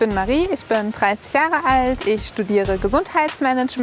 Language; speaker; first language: German; native; German